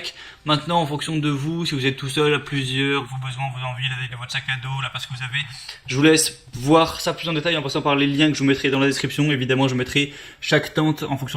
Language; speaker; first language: French; native; French